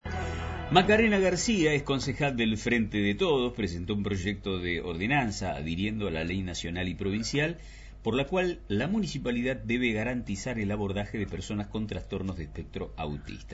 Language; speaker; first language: Spanish; native; Spanish